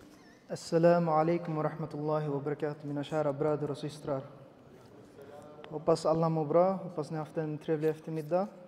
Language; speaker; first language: Swedish; early bilingual, other home language; Uyghur